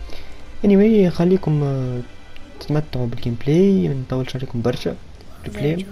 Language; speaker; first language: Arabic; native; Arabic